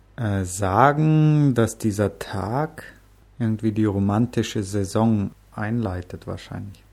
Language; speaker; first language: German; native; German